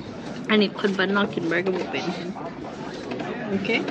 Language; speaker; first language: English; native; English